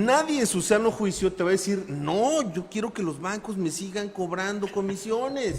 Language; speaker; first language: Spanish; native; Spanish